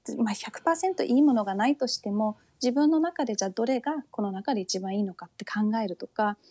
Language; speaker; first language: Japanese; early bilingual, heritage; Japanese